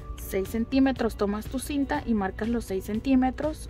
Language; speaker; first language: Spanish; native; Spanish